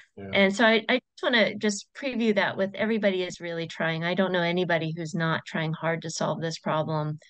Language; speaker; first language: English; native; English